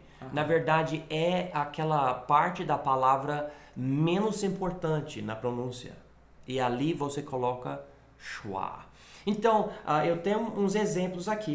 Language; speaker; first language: Portuguese; non-native, fluent; English